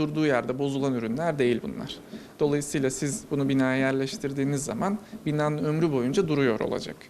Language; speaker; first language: Turkish; native; Turkish